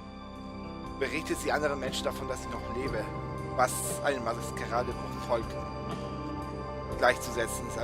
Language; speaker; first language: German; native; German